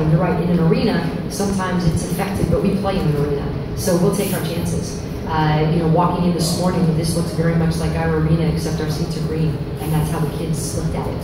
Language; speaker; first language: English; native; English